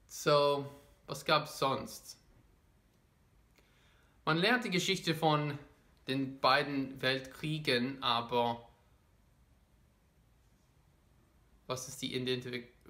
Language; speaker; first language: German; non-native, fluent; English